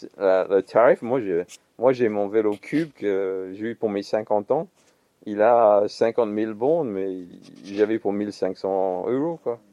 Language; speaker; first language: French; non-native, fluent; English